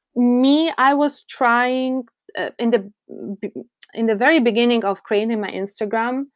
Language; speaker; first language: English; non-native, fluent; Polish